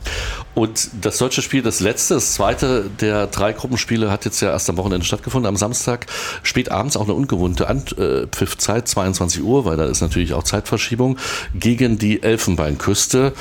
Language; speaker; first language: German; native; German